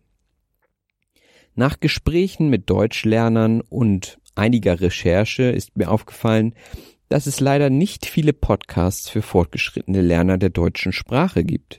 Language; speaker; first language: German; native; German